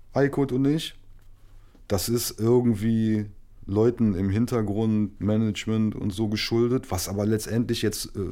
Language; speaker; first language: German; native; German